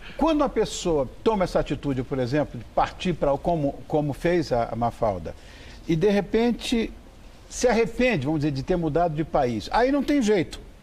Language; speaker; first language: Portuguese; native; Portuguese